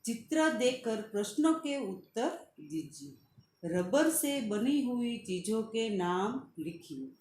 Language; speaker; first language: Hindi; non-native, local second language; Gujarati